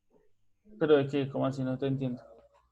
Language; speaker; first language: Spanish; native; Spanish